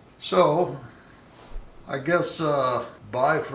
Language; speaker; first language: English; native; English